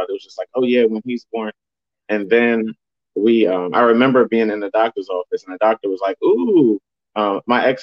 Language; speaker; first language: English; native; English